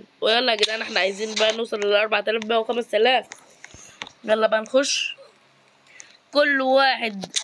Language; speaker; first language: Arabic; native; Arabic